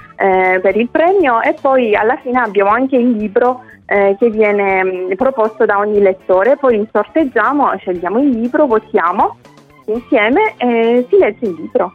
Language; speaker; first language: Italian; non-native, local second language; Persian